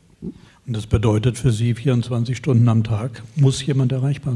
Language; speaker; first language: German; native; German